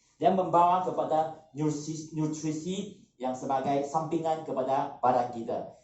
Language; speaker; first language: Malay; non-native, local second language; Chinese